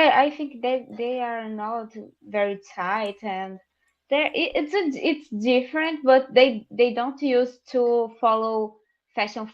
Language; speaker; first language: English; non-native, learner; Portuguese